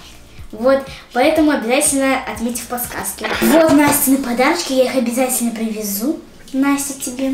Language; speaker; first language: Russian; native; Russian